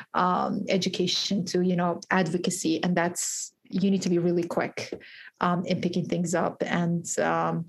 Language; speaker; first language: English; early bilingual, other home language; Kurdish